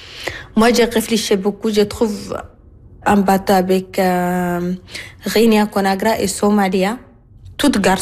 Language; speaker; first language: French; non-native, learner; Arabic